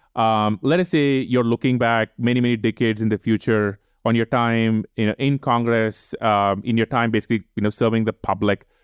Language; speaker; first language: English; non-native, local second language; Tamil